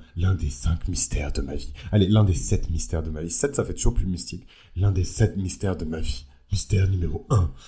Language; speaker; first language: French; early bilingual, other home language; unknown